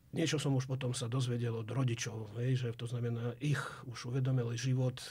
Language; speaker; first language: Slovak; non-native, fluent; Russian